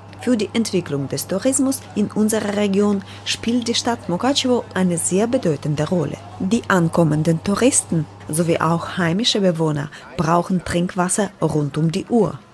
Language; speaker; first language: German; non-native, fluent; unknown